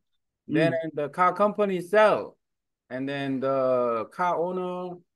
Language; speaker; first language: English; non-native, learner; Korean